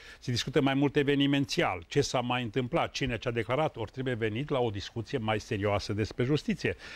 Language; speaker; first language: Romanian; native; Romanian